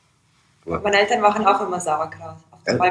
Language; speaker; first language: German; early bilingual, other home language; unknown